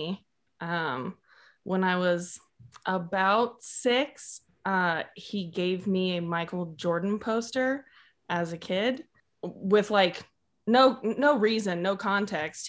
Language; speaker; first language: English; native; English